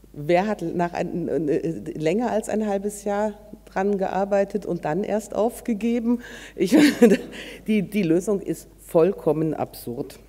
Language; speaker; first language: German; native; German